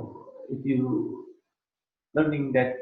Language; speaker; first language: English; non-native, learner; Indonesian